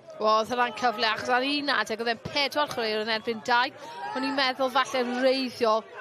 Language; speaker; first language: Welsh; native; Welsh